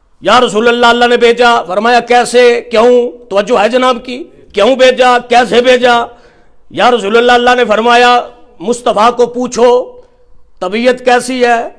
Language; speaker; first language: Urdu; non-native, local second language; Punjabi